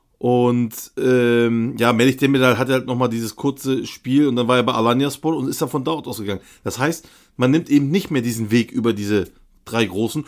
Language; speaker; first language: German; early bilingual, other home language; Turkish